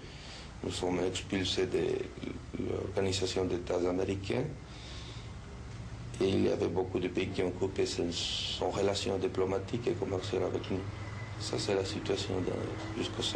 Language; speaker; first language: French; non-native, learner; Spanish